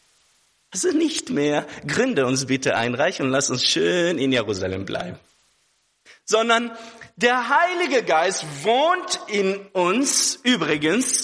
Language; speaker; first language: German; non-native, fluent; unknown